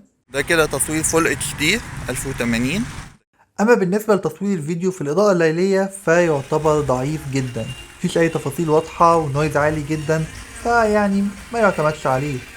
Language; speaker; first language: Arabic; native; Arabic